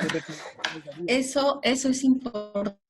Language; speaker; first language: Spanish; native; Spanish